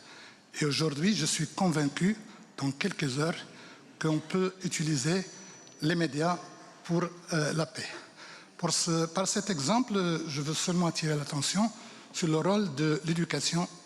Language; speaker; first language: French; non-native, local second language; Arabic